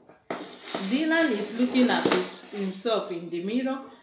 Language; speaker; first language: English; non-native, local second language; Igbo